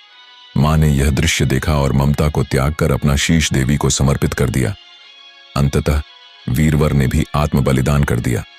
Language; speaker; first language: Hindi; native; Hindi